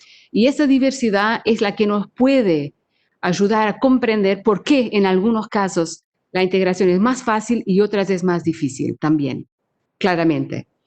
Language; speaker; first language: Spanish; non-native, fluent; Portuguese